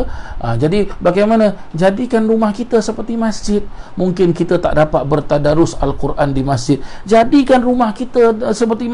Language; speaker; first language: Malay; native; Malay